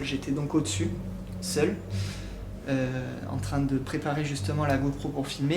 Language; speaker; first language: French; native; French